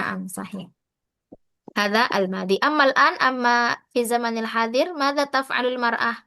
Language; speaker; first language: Arabic; non-native, fluent; Indonesian